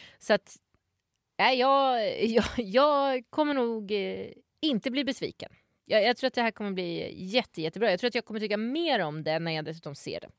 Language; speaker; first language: Swedish; native; Swedish